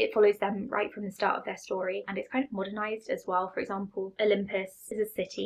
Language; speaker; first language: English; native; English